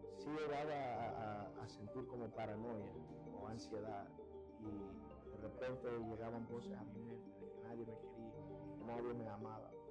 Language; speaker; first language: Spanish; early bilingual, heritage; Spanish